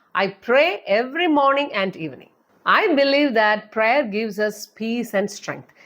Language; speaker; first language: English; non-native, local second language; Malayalam